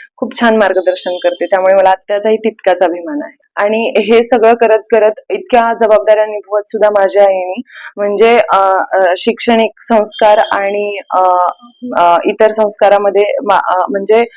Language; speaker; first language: Marathi; native; Marathi